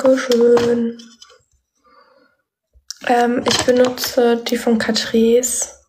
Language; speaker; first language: German; early bilingual, other home language; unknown